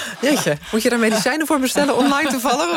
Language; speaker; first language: Dutch; native; Dutch